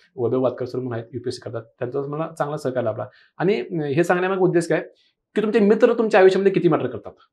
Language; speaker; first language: Marathi; non-native, local second language; Kannada